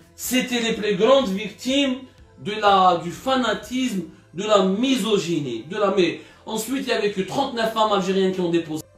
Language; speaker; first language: French; non-native, local second language; Arabic